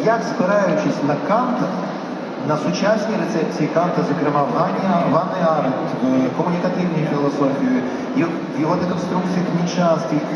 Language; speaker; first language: Ukrainian; native; Ukrainian